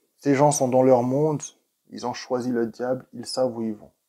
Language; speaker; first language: French; native; French